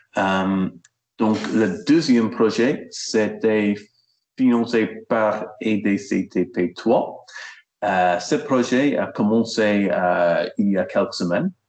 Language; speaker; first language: French; non-native, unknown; English